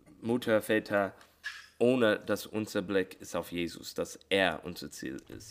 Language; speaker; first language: German; non-native, learner; English